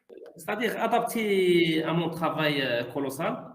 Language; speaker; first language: French; non-native, learner; Arabic